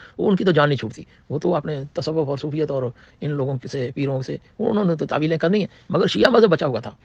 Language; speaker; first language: Urdu; non-native, local second language; Punjabi